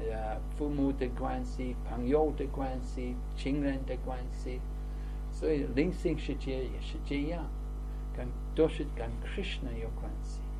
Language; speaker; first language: Chinese; non-native, fluent; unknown